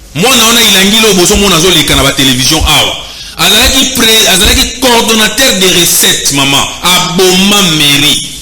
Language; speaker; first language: Lingala; native; Lingala